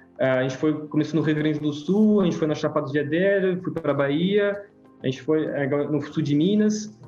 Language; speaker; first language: Portuguese; non-native, fluent; French